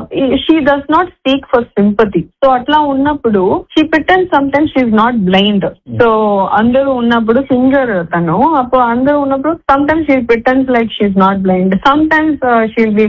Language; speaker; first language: Telugu; non-native, fluent; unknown